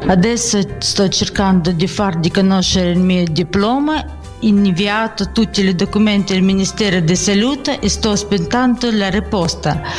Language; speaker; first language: Italian; non-native, learner; Ukrainian